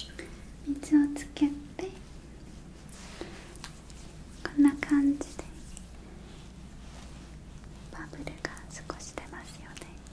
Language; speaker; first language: Japanese; non-native, learner; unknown